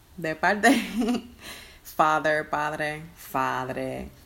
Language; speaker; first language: Spanish; early bilingual, heritage; Spanish